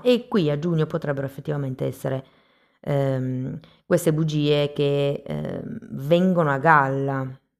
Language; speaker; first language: Italian; native; Italian